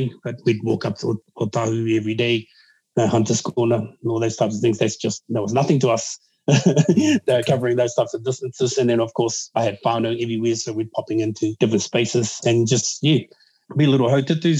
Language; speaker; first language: English; native; English